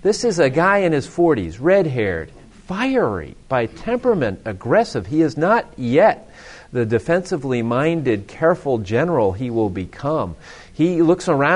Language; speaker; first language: English; native; English